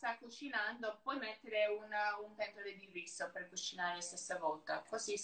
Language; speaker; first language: Italian; non-native, learner; English